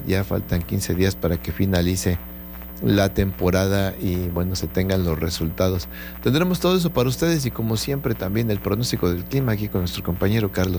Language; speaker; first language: Spanish; native; Spanish